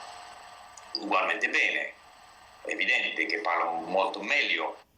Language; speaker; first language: Italian; non-native, learner; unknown